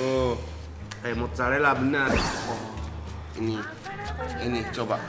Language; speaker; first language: Indonesian; non-native, fluent; Japanese